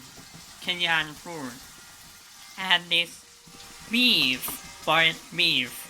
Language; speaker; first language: English; non-native, learner; Thai